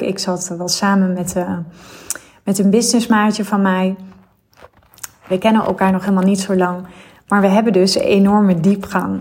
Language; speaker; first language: Dutch; native; Dutch